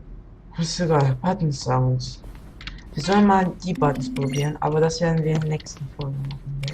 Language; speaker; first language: German; non-native, local second language; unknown